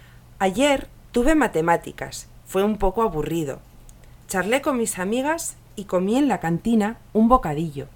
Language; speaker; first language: Spanish; non-native, learner; English